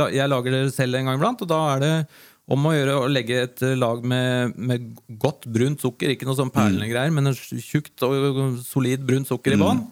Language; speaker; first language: Norwegian; native; Norwegian